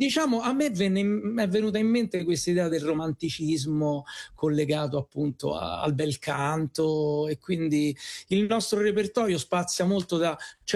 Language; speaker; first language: Italian; native; Italian